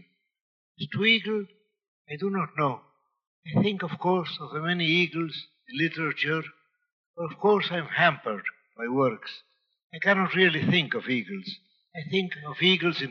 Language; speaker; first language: English; non-native, fluent; Spanish